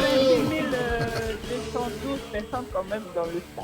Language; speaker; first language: French; non-native, local second language; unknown